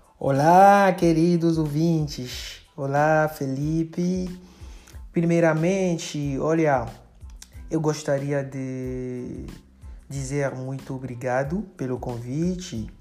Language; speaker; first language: Portuguese; non-native, fluent; French